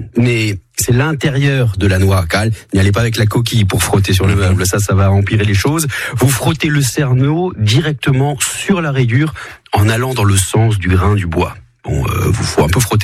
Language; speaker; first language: French; native; French